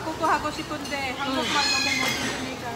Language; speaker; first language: Korean; non-native, learner; Filipino